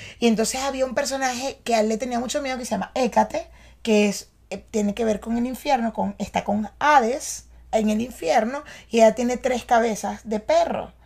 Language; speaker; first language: Spanish; native; Spanish